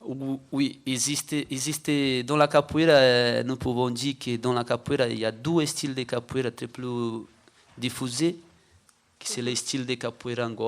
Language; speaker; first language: French; non-native, fluent; Portuguese